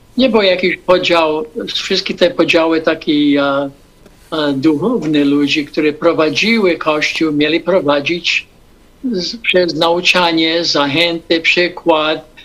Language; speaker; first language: Polish; non-native, fluent; English